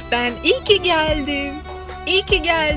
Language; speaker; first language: Turkish; non-native, fluent; Kazakh